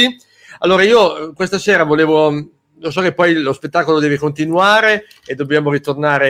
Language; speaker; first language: Italian; native; Italian